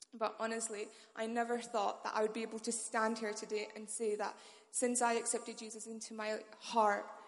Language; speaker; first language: English; non-native, local second language; Urdu